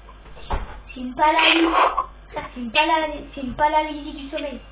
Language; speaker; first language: French; native; French